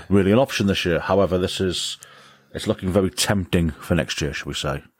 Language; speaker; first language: English; native; English